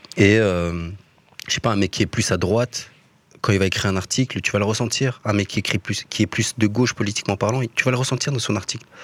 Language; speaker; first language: French; native; French